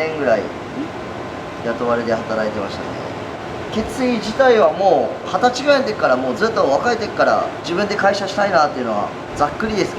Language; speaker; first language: Japanese; native; Japanese